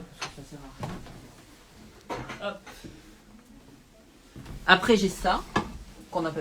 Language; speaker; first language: French; native; French